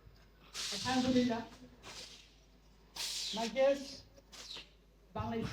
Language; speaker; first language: English; non-native, learner; Bangla